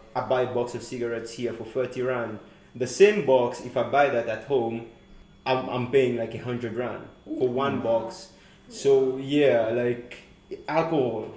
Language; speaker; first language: English; non-native, fluent; Morisyen